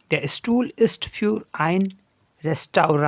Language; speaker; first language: German; non-native, fluent; Hindi